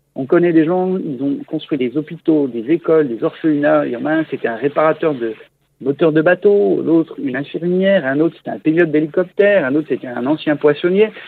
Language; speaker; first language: French; native; French